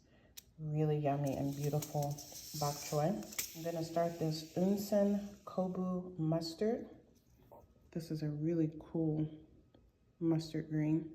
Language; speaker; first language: English; native; English